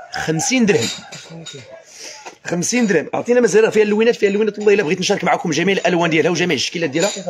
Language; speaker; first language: Arabic; native; Arabic